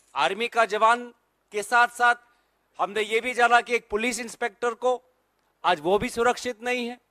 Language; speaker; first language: Hindi; non-native, local second language; Assamese